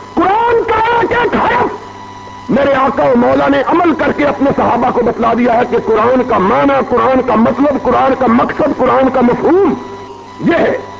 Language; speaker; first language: Urdu; non-native, local second language; Punjabi